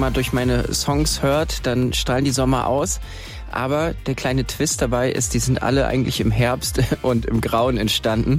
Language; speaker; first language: German; native; German